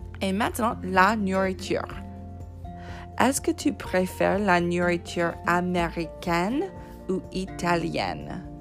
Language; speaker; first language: French; non-native, fluent; English